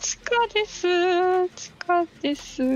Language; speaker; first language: Japanese; native; Japanese